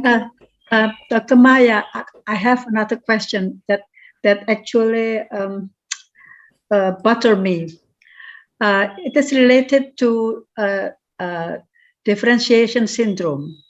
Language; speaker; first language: English; non-native, fluent; Indonesian